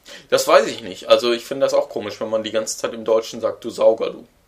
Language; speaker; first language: German; native; German